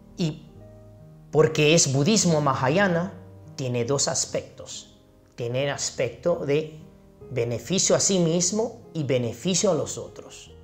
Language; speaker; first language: Spanish; non-native, fluent; Chinese